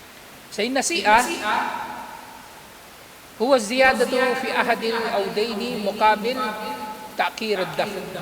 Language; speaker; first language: Arabic; non-native, fluent; Filipino